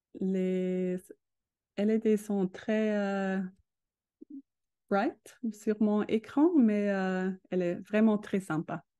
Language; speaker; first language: French; non-native, learner; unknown